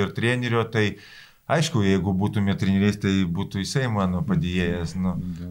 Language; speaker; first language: Lithuanian; non-native, local second language; Polish